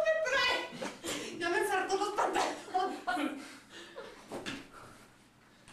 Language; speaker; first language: Spanish; native; Spanish